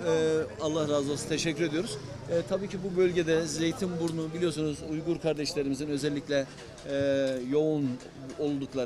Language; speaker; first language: Turkish; native; Turkish